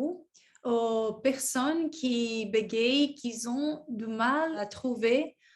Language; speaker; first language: French; non-native, learner; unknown